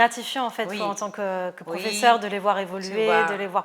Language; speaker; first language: French; native; French